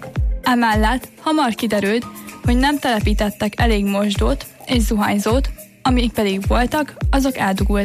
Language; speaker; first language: Hungarian; native; Hungarian